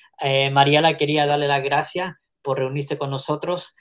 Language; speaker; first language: Spanish; early bilingual, heritage; Spanish